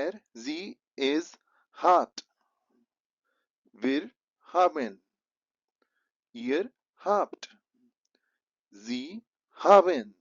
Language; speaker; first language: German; non-native, fluent; Hindi